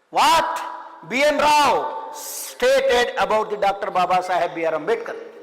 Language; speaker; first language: Telugu; native; Telugu